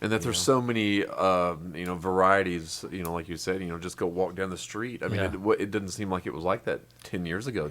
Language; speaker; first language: English; native; English